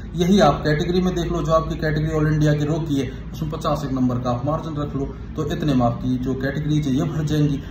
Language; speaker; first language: Hindi; native; Hindi